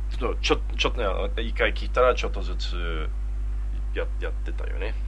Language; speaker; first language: Japanese; non-native, fluent; English